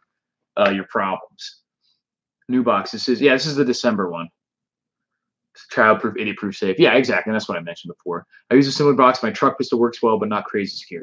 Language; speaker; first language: English; native; English